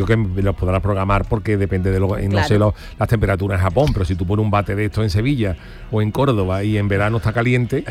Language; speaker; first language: Spanish; native; Spanish